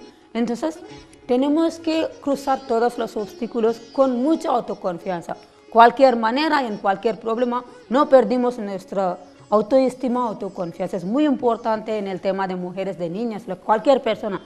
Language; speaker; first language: Spanish; non-native, learner; Telugu